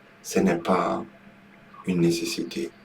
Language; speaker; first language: French; non-native, learner; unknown